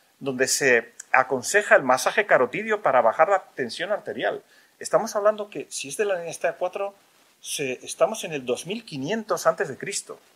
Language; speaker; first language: Spanish; native; Spanish